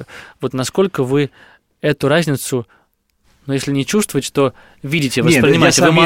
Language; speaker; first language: Russian; native; Russian